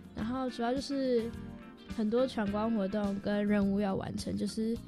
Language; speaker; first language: Chinese; non-native, local second language; English